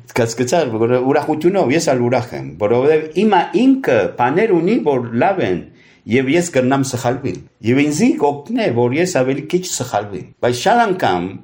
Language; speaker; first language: Armenian; early bilingual, heritage; Armenian